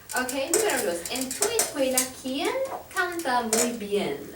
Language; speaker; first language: Spanish; non-native, fluent; English